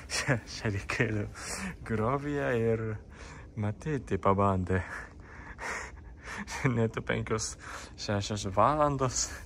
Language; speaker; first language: Lithuanian; non-native, fluent; Japanese